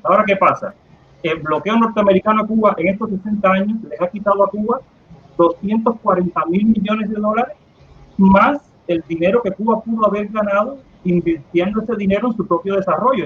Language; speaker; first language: Spanish; native; Spanish